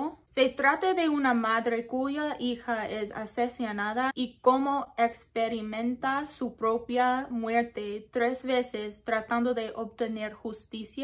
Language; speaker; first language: Spanish; non-native, learner; English